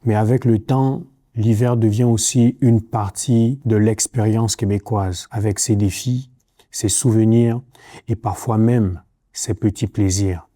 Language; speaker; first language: French; native; French